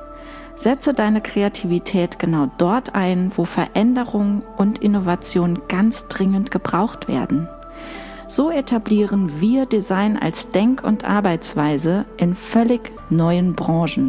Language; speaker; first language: German; native; German